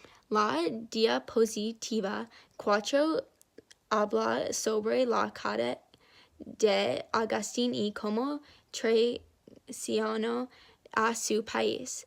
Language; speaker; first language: Spanish; non-native, learner; English